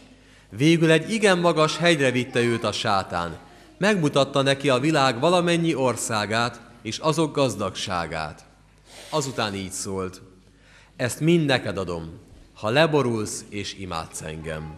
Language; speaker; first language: Hungarian; native; Hungarian